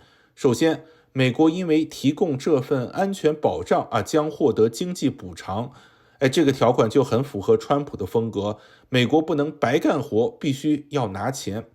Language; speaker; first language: Chinese; native; Chinese